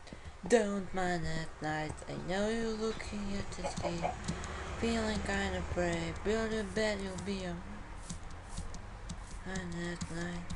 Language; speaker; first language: English; non-native, learner; Lithuanian